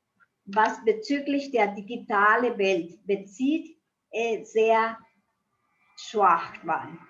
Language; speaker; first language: German; non-native, fluent; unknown